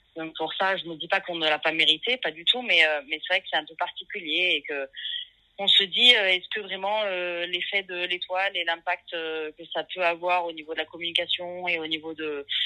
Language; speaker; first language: French; native; French